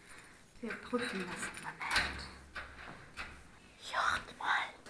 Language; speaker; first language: German; non-native, fluent; Russian